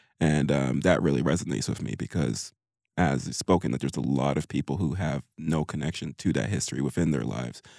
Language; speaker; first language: English; native; English